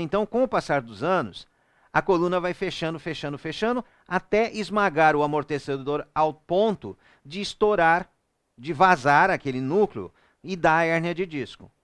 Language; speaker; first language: Portuguese; native; Portuguese